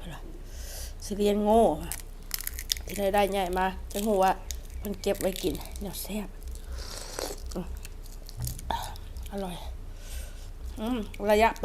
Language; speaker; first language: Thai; non-native, local second language; Northeastern Thai